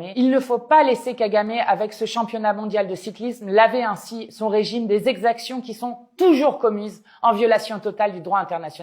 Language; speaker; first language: French; native; French